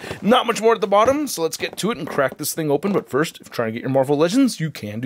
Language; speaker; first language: English; native; English